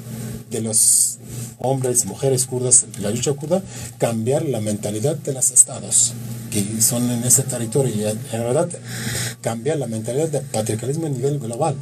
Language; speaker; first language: Spanish; non-native, learner; Kurdish